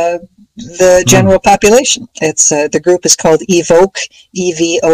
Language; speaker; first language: English; native; English